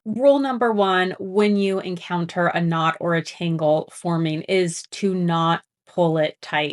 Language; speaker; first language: English; native; English